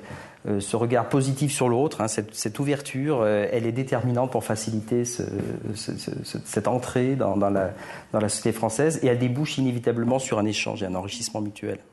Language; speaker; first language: French; native; French